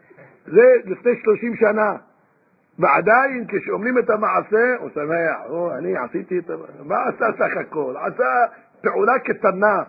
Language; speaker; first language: Hebrew; non-native, fluent; English